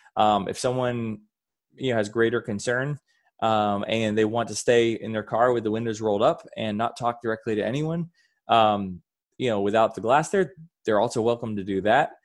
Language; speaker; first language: English; native; English